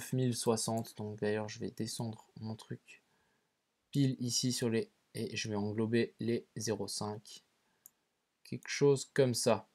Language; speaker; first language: French; native; French